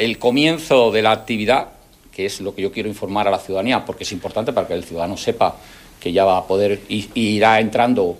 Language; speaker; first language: Spanish; native; Spanish